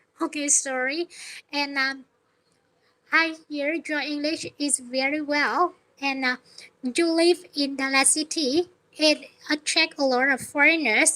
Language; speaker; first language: English; non-native, learner; Vietnamese